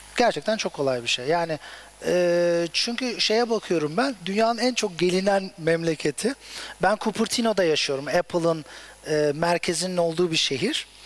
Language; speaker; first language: Turkish; native; Turkish